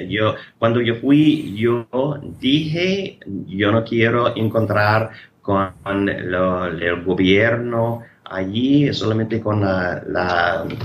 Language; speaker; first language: Spanish; non-native, learner; English